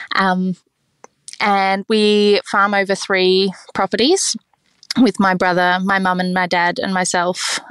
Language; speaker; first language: English; native; English